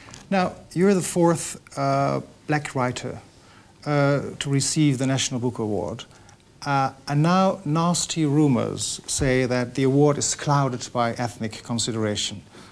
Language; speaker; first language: English; non-native, fluent; Dutch